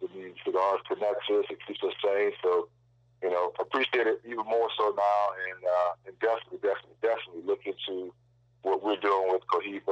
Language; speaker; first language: English; native; English